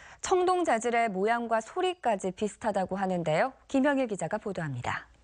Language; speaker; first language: Korean; native; Korean